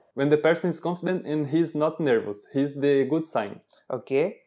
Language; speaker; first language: English; non-native, learner; Portuguese